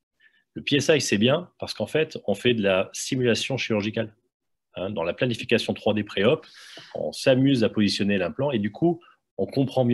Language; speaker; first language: French; native; French